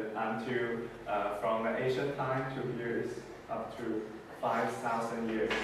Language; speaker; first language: English; non-native, fluent; Kazakh